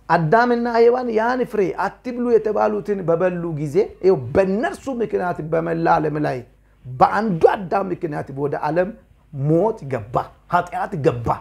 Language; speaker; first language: Amharic; non-native, local second language; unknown